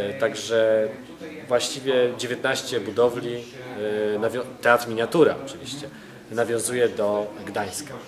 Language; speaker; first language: Polish; native; Polish